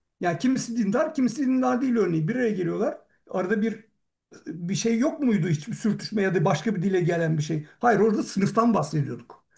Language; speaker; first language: Turkish; native; Turkish